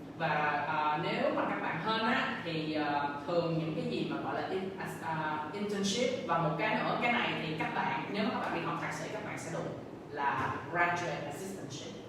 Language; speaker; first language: Vietnamese; native; Vietnamese